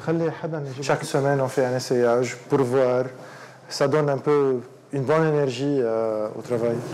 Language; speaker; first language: French; non-native, local second language; Arabic